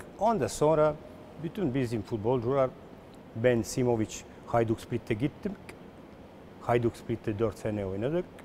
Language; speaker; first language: Turkish; non-native, learner; Serbian